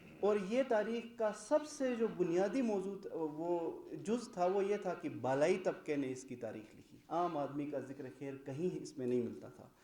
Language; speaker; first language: Urdu; non-native, local second language; Shina